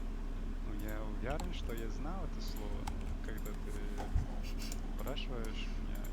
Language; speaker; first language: Russian; non-native, learner; English